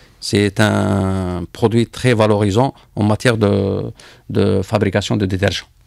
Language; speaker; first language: French; non-native, local second language; Arabic